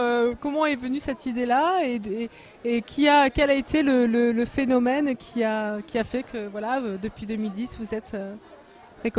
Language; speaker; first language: French; native; French